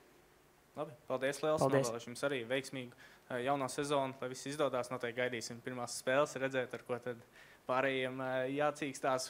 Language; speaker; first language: Latvian; native; Latvian